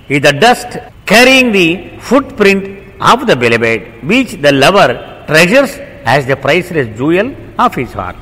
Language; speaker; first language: English; non-native, local second language; Telugu